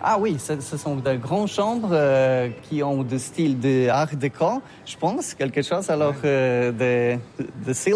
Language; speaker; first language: French; non-native, learner; Polish